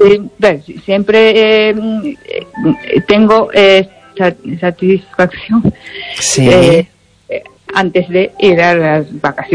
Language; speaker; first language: Spanish; non-native, learner; Japanese